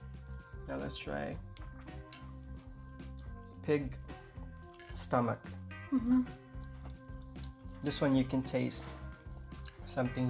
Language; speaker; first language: English; non-native, local second language; Filipino